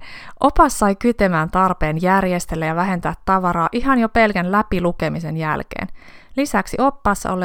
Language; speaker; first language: Finnish; native; Finnish